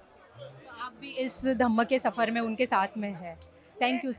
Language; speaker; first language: Hindi; native; Hindi